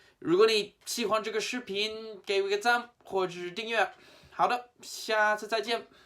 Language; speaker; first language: Chinese; non-native, fluent; English